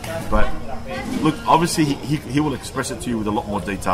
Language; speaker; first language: English; early bilingual, other home language; Greek